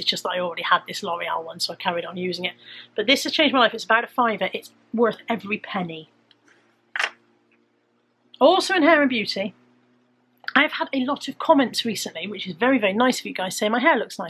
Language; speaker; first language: English; native; English